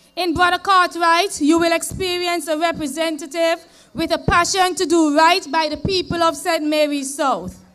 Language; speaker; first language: English; native; English